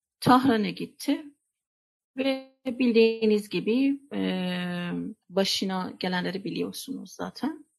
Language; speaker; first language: Turkish; non-native, fluent; Persian